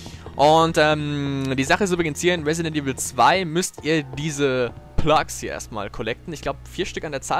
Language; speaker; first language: German; native; German